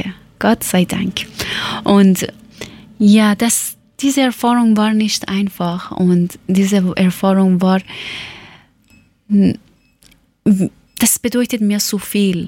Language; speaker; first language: German; non-native, learner; Persian